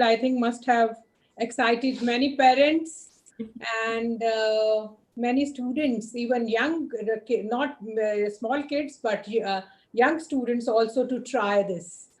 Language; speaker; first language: English; non-native, local second language; Hindi